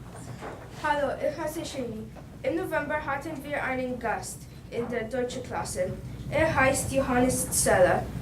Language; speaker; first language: German; non-native, learner; English